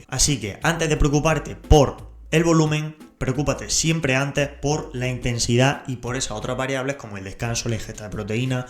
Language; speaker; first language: Spanish; native; Spanish